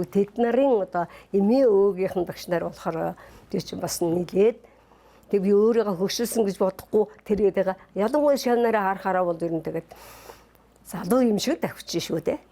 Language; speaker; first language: Mongolian; non-native, local second language; Kazakh